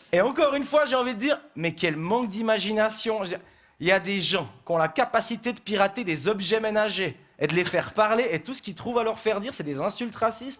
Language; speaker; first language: French; native; French